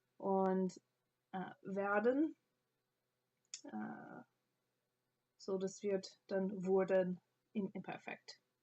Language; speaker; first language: German; non-native, fluent; English